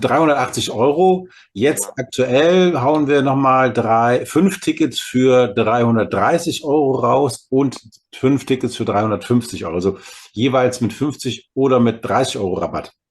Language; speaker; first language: German; native; German